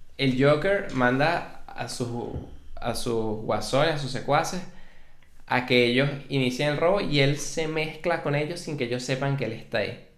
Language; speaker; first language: Spanish; native; Spanish